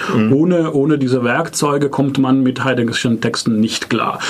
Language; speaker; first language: German; non-native, fluent; Italian